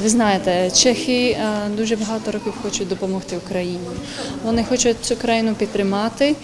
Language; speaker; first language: Ukrainian; non-native, fluent; Czech